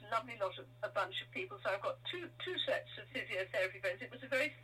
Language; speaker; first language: English; native; English